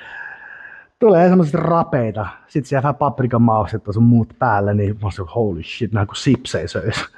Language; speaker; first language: Finnish; native; Finnish